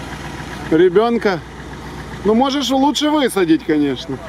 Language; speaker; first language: Russian; native; Russian